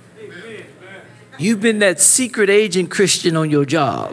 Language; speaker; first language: English; native; English